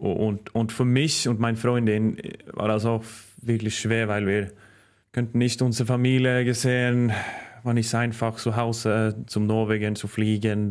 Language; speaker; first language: German; non-native, fluent; Norwegian